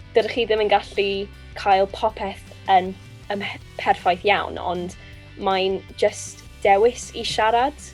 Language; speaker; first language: Welsh; non-native, local second language; English